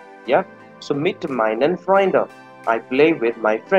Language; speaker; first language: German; non-native, learner; Hindi